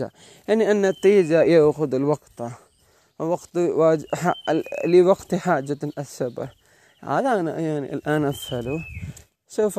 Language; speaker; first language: Arabic; non-native, learner; Malay